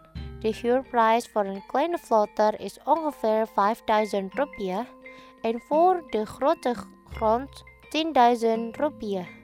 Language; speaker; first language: Dutch; non-native, fluent; Indonesian